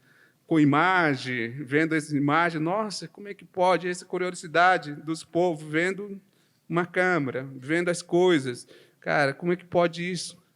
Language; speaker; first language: Portuguese; non-native, local second language; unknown